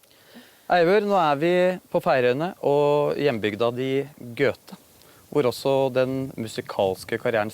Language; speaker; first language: Norwegian; native; Norwegian